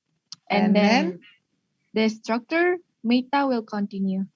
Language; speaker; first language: English; non-native, learner; Indonesian